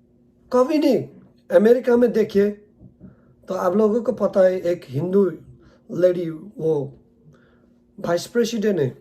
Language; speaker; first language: Hindi; non-native, learner; Nepali